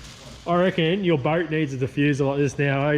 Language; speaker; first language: English; native; English